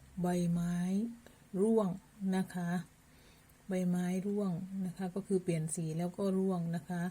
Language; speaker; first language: Thai; native; Thai